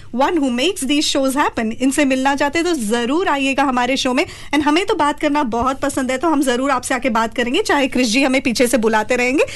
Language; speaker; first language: Hindi; non-native, local second language; Malayalam